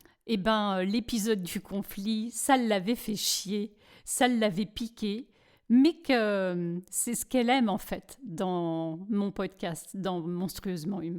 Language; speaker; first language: French; native; French